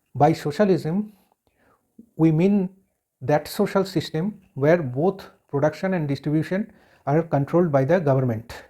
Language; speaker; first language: English; non-native, local second language; Bangla